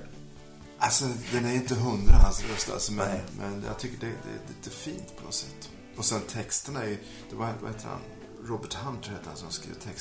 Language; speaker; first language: Swedish; native; Swedish